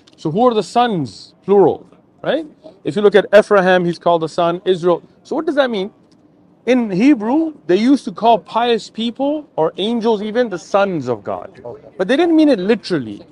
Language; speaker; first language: English; native; English